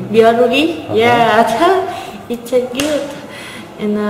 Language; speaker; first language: English; non-native, learner; Vietnamese